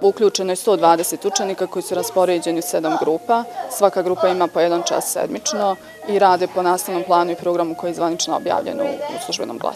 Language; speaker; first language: Bosnian; native; Bosnian